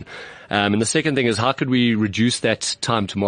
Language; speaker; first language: English; native; English